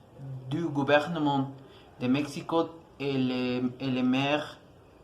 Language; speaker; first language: French; non-native, learner; Spanish